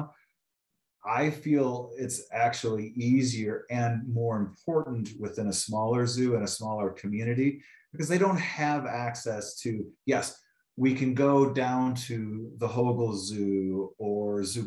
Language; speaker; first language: English; native; English